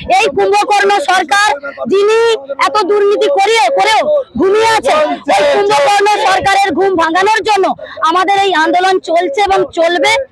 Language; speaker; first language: Bangla; native; Bangla